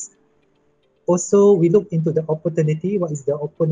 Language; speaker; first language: English; non-native, local second language; Malay